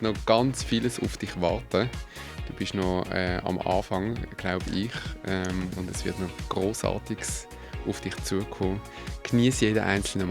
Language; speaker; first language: German; native; German